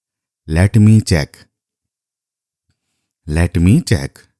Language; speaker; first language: English; non-native, fluent; Nepali